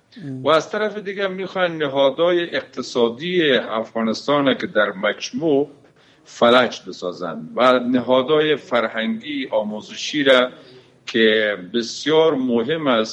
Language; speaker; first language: Persian; native; Persian